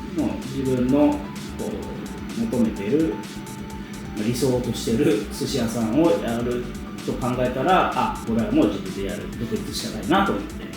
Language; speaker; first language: Japanese; native; Japanese